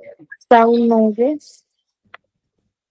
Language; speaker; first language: Portuguese; non-native, learner; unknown